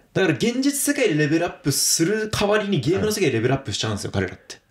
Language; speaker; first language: Japanese; native; Japanese